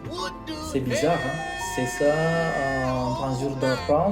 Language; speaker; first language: French; non-native, learner; Indonesian